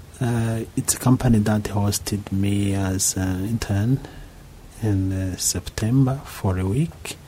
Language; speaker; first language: English; non-native, local second language; Kinyarwanda